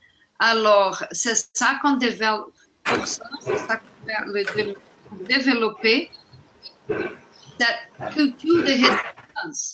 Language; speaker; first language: French; non-native, fluent; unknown